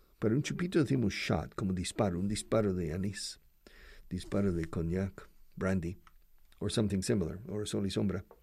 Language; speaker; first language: Spanish; non-native, fluent; English